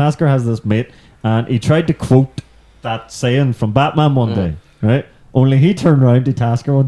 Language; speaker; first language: English; native; English